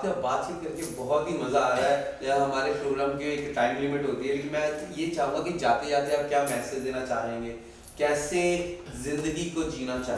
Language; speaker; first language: Hindi; native; Hindi